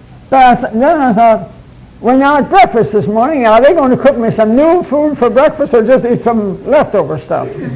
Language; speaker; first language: English; early bilingual, other home language; Chinese